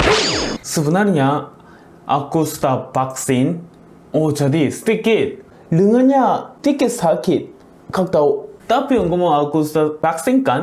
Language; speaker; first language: Indonesian; non-native, learner; Korean